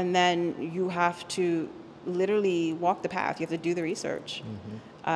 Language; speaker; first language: English; early bilingual, other home language; Spanish